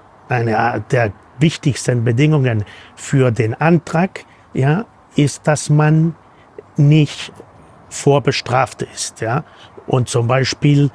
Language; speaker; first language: German; non-native, fluent; Spanish